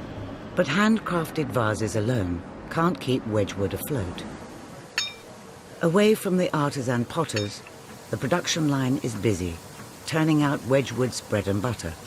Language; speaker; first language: English; native; English